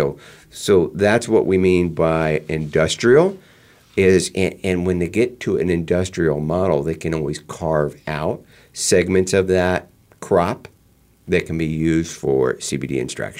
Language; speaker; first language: English; native; English